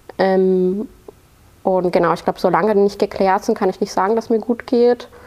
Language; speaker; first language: German; non-native, fluent; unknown